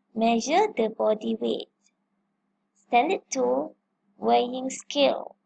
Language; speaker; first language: English; non-native, local second language; Malay